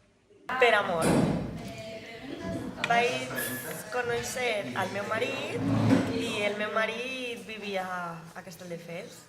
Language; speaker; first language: Catalan; non-native, learner; Spanish